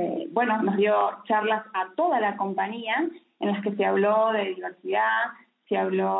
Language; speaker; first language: Spanish; native; Spanish